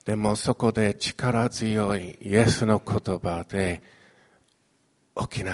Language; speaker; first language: Japanese; non-native, fluent; Chinese